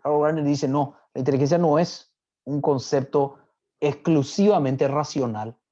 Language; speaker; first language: Spanish; native; Spanish